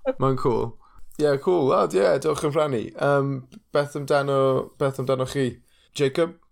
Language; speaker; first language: Welsh; non-native, local second language; English